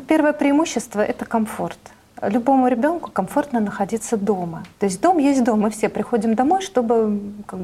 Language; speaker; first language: Russian; native; Russian